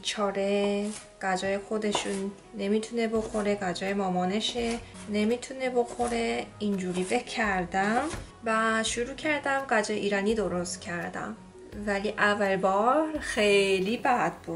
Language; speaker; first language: Persian; non-native, learner; Korean